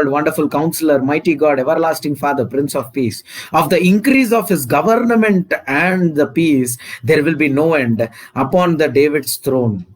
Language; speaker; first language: English; non-native, local second language; Telugu